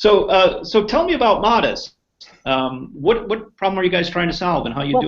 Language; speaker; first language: English; native; English